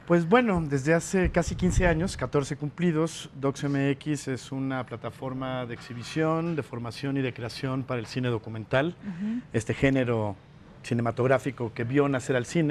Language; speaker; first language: Spanish; native; Spanish